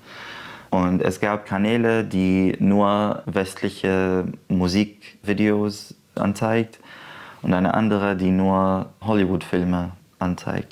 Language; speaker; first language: German; non-native, fluent; Arabic